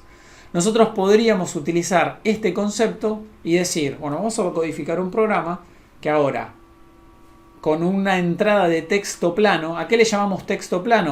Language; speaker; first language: Spanish; native; Spanish